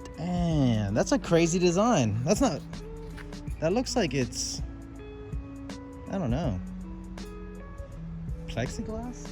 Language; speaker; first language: English; native; English